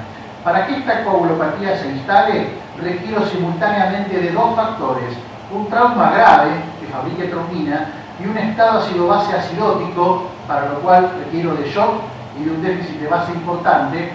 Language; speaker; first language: Spanish; native; Spanish